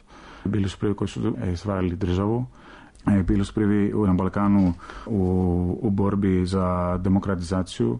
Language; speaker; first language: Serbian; non-native, fluent; Greek